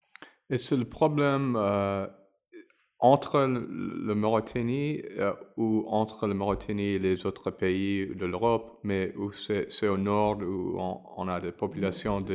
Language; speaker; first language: French; non-native, learner; English